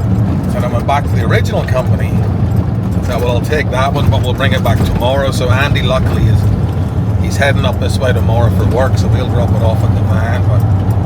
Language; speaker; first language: English; native; English